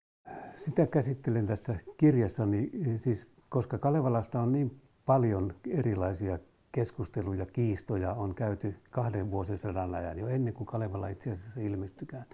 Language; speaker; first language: Finnish; native; Finnish